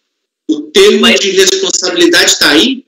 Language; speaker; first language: Portuguese; native; Portuguese